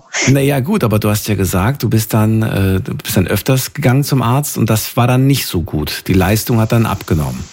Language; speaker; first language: German; native; German